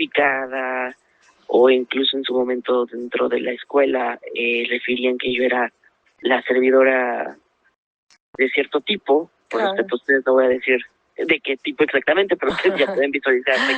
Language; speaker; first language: Spanish; native; Spanish